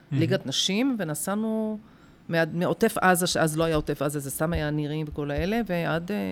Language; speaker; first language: Hebrew; native; Hebrew